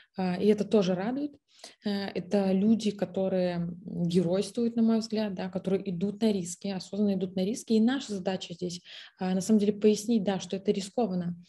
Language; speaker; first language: Russian; native; Russian